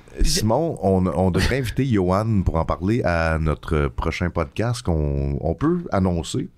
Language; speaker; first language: French; native; French